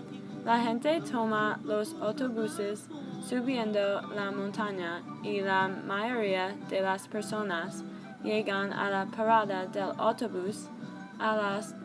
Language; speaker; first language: Spanish; non-native, learner; English